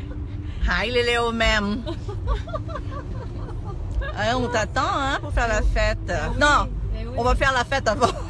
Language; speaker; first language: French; non-native, fluent; Thai